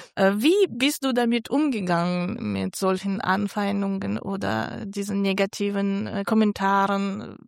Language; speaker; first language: German; non-native, fluent; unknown